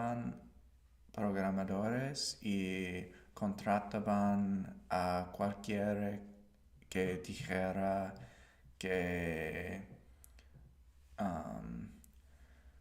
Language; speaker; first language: Spanish; non-native, learner; English